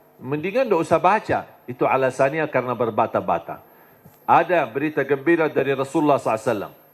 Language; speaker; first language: Indonesian; non-native, fluent; Arabic